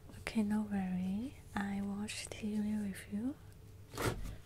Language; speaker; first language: English; non-native, learner; Cantonese